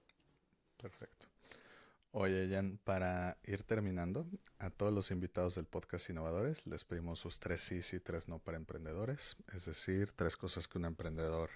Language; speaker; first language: Spanish; native; Spanish